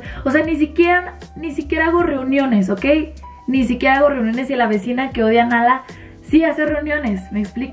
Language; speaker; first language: Spanish; native; Spanish